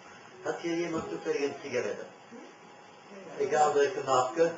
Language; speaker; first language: German; non-native, fluent; French